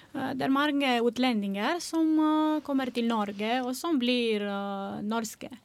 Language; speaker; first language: Norwegian; non-native, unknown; Romanian